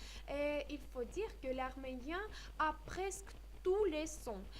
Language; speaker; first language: French; non-native, fluent; Armenian